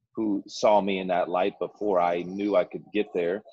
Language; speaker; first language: English; native; English